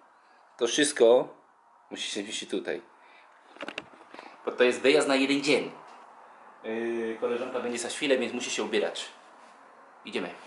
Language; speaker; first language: Polish; non-native, learner; Spanish